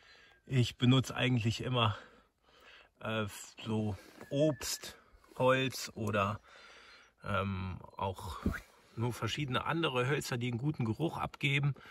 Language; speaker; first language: German; native; German